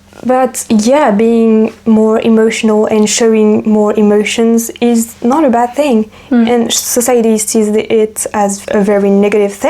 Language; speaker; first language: English; non-native, fluent; French